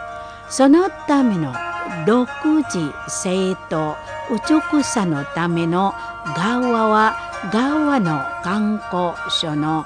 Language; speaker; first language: Japanese; non-native, fluent; Indonesian